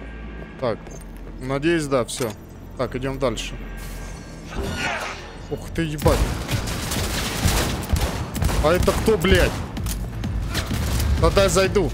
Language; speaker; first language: Russian; native; Russian